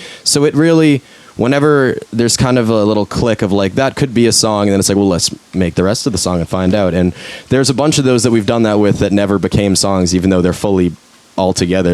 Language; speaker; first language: English; native; English